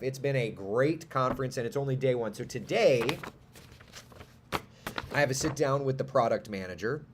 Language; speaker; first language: English; native; English